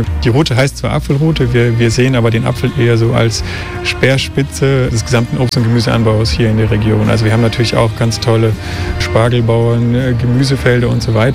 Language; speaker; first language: German; native; German